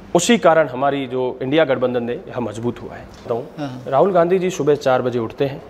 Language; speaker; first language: Hindi; native; Hindi